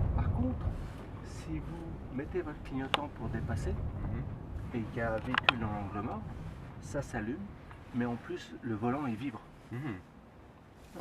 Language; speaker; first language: French; native; French